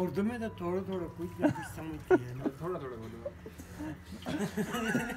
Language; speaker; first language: Hindi; non-native, local second language; Pashto